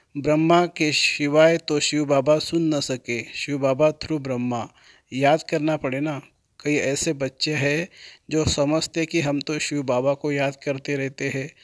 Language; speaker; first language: Hindi; native; Hindi